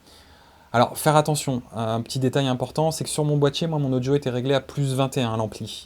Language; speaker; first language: French; native; French